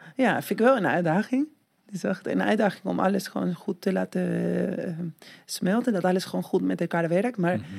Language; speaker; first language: Dutch; non-native, fluent; Spanish